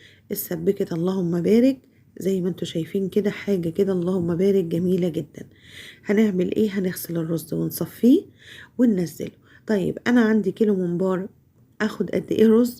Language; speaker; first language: Arabic; native; Arabic